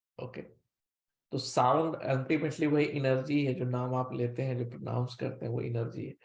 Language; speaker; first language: Hindi; native; Hindi